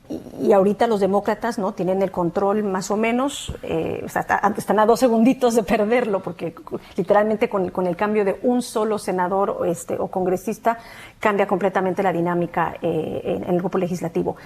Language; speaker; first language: Spanish; native; Spanish